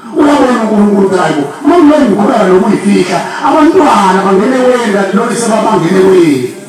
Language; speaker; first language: Zulu; native; Zulu